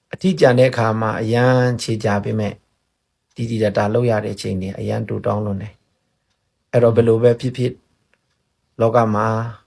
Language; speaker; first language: Burmese; non-native, local second language; Pa'o Karen